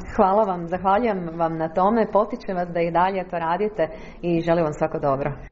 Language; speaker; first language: Croatian; native; Croatian